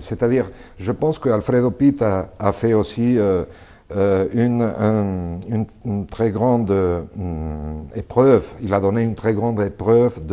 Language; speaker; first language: French; non-native, fluent; Spanish